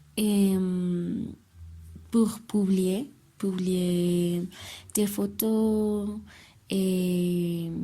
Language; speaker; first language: French; non-native, learner; Spanish